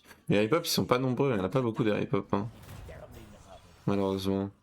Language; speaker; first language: French; native; French